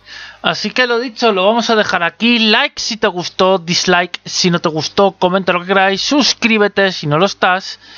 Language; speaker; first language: Spanish; native; Spanish